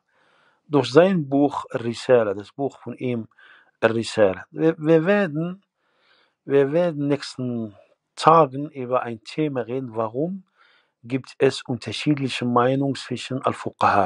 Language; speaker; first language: German; non-native, fluent; Arabic